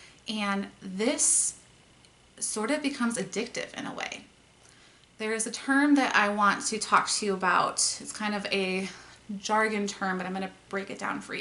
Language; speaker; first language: English; native; English